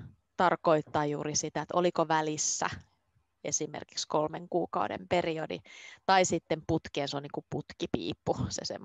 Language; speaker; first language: Finnish; native; Finnish